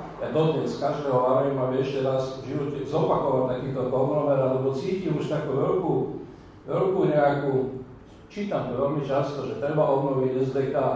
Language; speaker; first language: Slovak; non-native, local second language; Hungarian